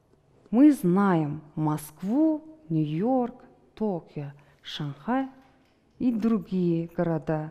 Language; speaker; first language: Russian; non-native, fluent; Mongolian